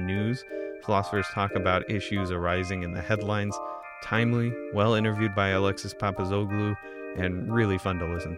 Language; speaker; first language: English; native; English